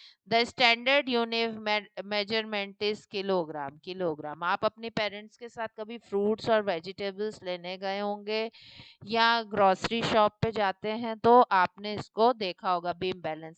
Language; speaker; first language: Hindi; native; Hindi